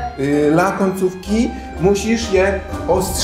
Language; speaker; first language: Polish; native; Polish